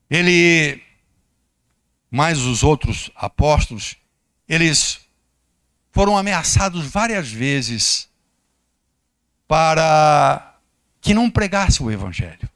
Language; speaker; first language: Portuguese; native; Portuguese